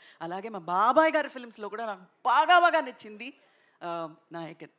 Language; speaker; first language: Telugu; non-native, local second language; Tamil